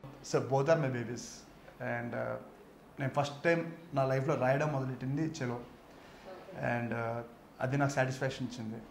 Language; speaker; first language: Telugu; native; Telugu